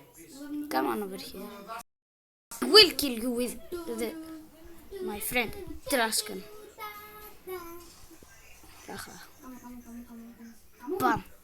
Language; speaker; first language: English; non-native, learner; Greek